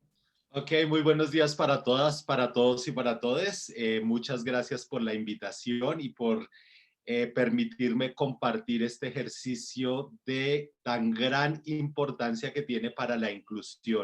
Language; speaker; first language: Spanish; native; Spanish